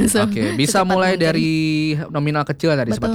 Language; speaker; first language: Indonesian; native; Indonesian